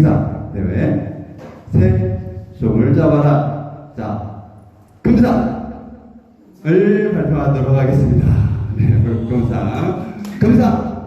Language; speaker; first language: Korean; native; Korean